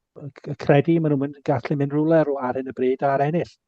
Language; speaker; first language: Welsh; non-native, local second language; English